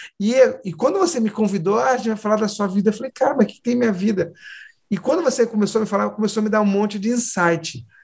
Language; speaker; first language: Portuguese; native; Portuguese